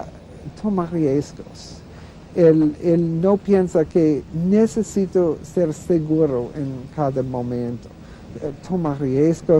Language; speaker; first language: Spanish; non-native, fluent; English